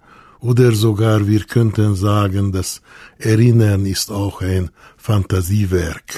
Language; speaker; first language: German; non-native, fluent; Hungarian